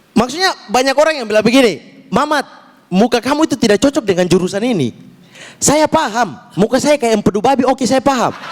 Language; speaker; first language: Indonesian; native; Indonesian